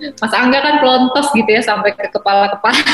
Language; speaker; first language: Indonesian; native; Indonesian